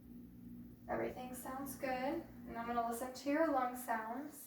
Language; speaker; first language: English; native; English